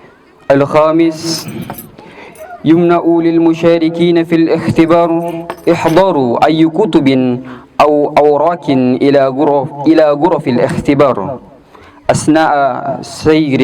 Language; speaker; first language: Arabic; non-native, learner; Indonesian